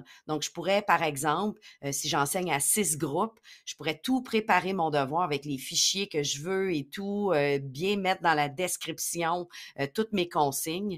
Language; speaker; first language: French; native; French